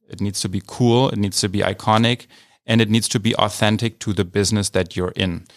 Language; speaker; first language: English; non-native, fluent; German